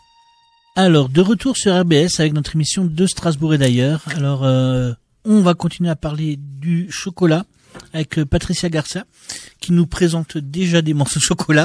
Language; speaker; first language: French; native; French